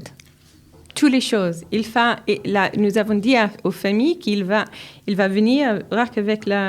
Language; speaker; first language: French; non-native, learner; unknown